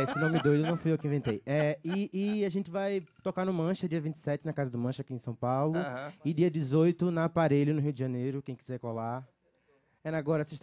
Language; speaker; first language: Portuguese; native; Portuguese